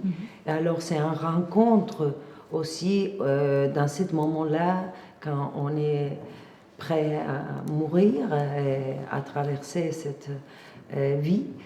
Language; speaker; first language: French; non-native, fluent; Spanish